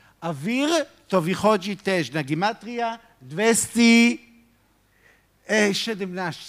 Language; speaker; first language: Polish; non-native, fluent; Hebrew